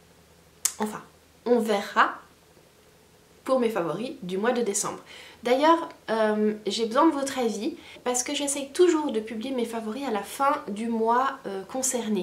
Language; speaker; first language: French; native; French